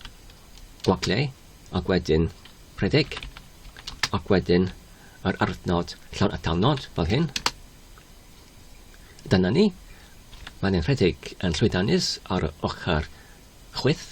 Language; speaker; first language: Welsh; non-native, fluent; English